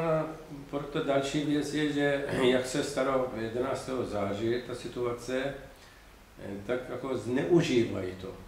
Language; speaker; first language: Czech; non-native, fluent; Persian